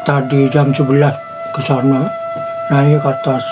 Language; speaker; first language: Indonesian; non-native, local second language; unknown